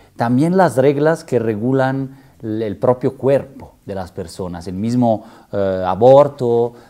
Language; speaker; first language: Spanish; non-native, fluent; Italian